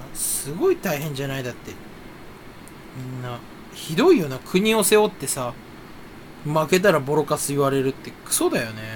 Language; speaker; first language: Japanese; native; Japanese